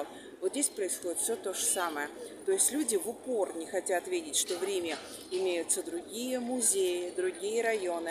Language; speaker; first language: Russian; native; Russian